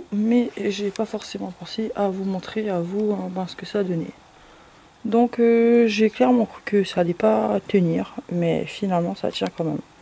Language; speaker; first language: French; native; French